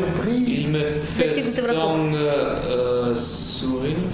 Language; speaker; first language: French; non-native, learner; Russian